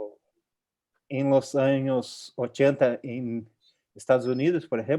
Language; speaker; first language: Spanish; non-native, local second language; Portuguese